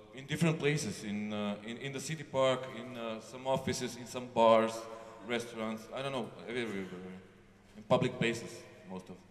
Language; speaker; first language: English; non-native, learner; Macedonian